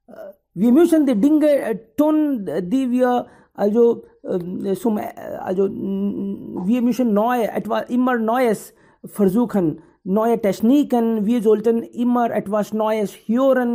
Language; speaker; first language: German; non-native, learner; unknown